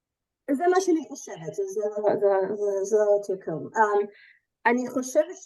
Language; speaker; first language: Hebrew; non-native, learner; English